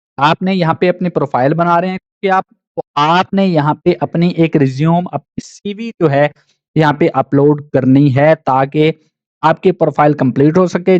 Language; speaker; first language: Urdu; non-native, local second language; Punjabi